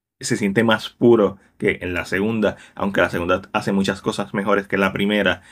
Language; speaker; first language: Spanish; native; Spanish